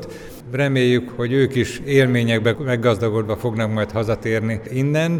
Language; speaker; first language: Hungarian; native; Hungarian